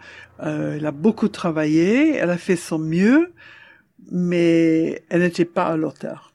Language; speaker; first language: French; non-native, fluent; English